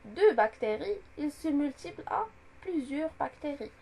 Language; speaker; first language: French; non-native, local second language; Arabic